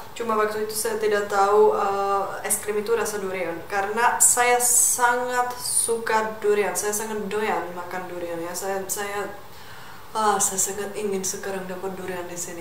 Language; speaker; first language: Indonesian; non-native, fluent; Czech